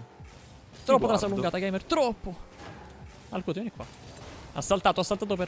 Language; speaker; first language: Italian; native; Italian